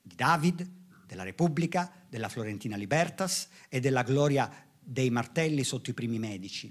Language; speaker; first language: Italian; native; Italian